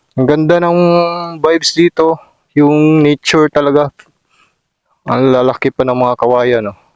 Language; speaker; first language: Filipino; non-native, local second language; Cebuano